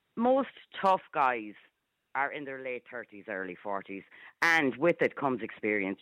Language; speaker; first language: English; native; English